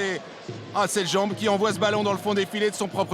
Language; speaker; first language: French; native; French